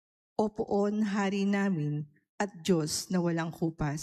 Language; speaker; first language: Filipino; native; Filipino